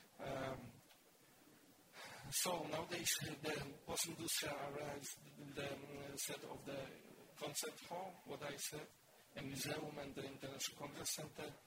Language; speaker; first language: English; non-native, learner; Polish